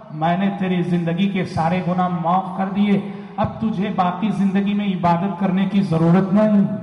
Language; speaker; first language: Urdu; native; Urdu